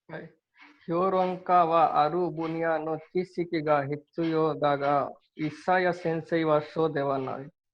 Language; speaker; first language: Japanese; non-native, learner; Hindi